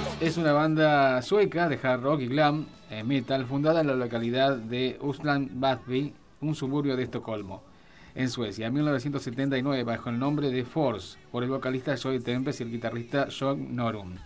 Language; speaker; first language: Spanish; native; Spanish